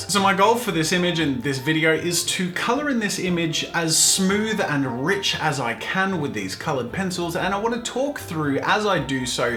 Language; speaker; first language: English; native; English